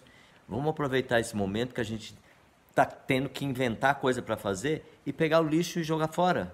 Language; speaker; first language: Portuguese; native; Portuguese